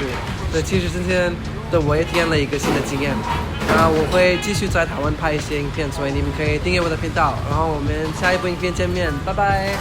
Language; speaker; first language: Chinese; early bilingual, other home language; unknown